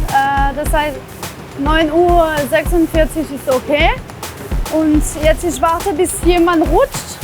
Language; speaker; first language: German; non-native, fluent; French